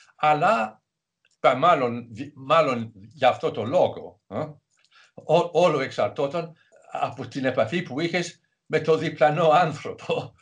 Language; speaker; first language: Greek; non-native, fluent; English